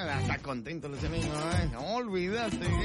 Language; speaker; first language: Spanish; native; Spanish